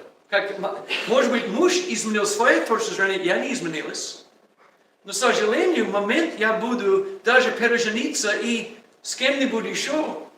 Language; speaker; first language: Russian; non-native, learner; English